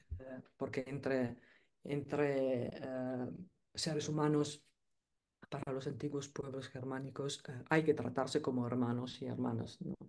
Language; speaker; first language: Spanish; non-native, fluent; Italian